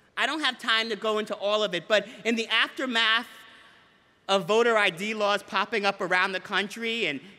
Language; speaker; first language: English; native; English